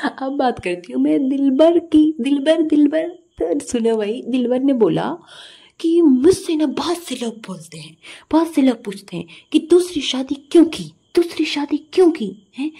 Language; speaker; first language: Hindi; native; Hindi